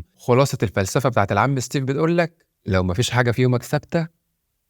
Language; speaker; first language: Arabic; native; Arabic